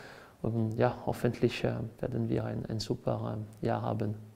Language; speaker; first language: German; non-native, fluent; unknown